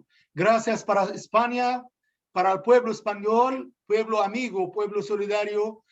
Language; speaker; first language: Spanish; non-native, learner; Arabic